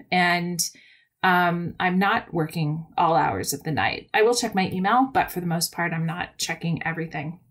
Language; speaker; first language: English; native; English